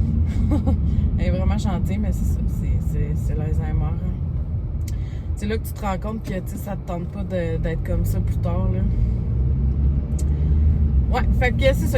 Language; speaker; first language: French; native; French